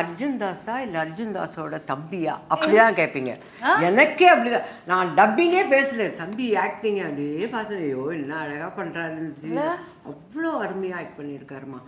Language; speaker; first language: Tamil; native; Tamil